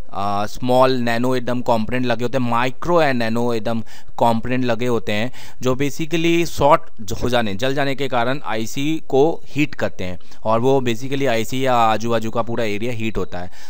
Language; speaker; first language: Hindi; native; Hindi